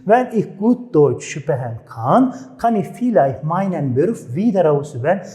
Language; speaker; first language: German; non-native, fluent; Turkish